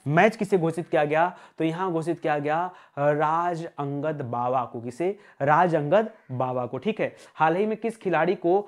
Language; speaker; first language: Hindi; native; Hindi